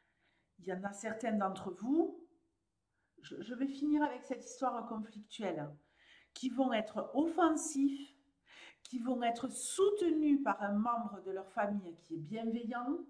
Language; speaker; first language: French; native; French